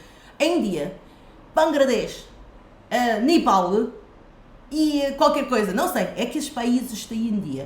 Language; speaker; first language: Portuguese; non-native, fluent; Chinese